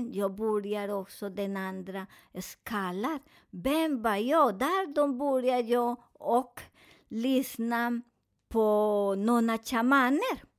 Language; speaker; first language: Swedish; non-native, learner; Spanish